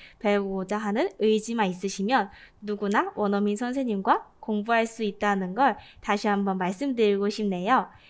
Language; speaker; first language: Korean; native; Korean